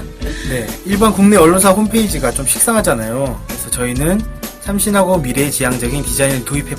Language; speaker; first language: Korean; native; Korean